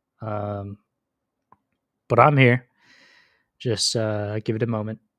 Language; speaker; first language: English; native; English